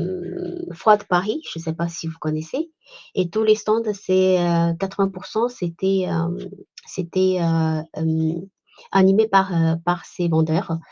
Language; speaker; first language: French; non-native, fluent; Chinese